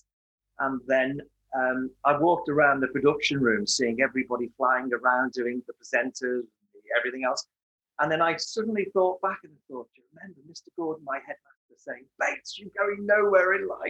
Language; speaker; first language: English; native; English